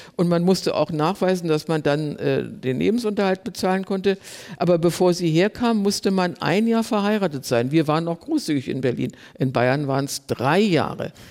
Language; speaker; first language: German; native; German